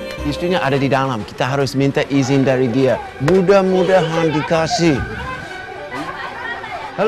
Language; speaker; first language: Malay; non-native, fluent; English